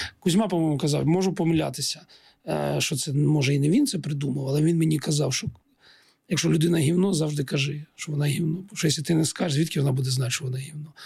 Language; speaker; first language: Ukrainian; non-native, local second language; Russian